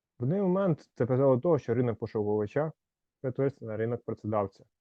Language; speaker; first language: Ukrainian; native; Ukrainian